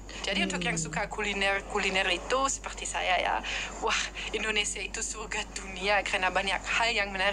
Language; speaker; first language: Indonesian; non-native, fluent; German